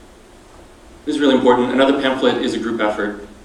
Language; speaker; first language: English; native; English